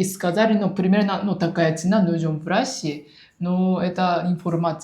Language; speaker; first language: Russian; non-native, learner; Japanese